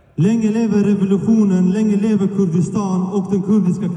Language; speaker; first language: Swedish; early bilingual, other home language; Kurdish